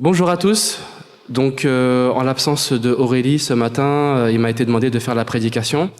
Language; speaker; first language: French; native; French